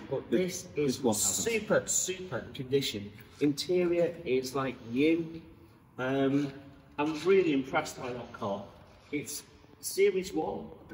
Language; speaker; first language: English; native; English